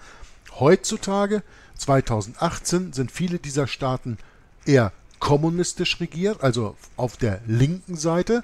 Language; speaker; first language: German; native; German